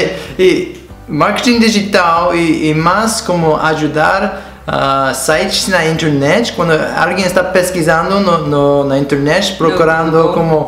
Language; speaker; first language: Portuguese; non-native, fluent; English